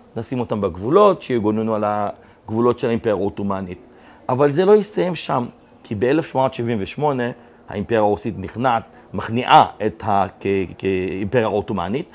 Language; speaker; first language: Hebrew; non-native, local second language; Adyghe